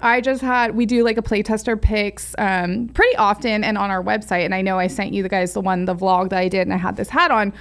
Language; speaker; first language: English; native; English